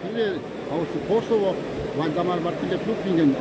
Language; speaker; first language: German; non-native, learner; Albanian